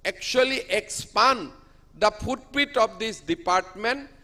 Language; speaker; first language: English; non-native, local second language; Assamese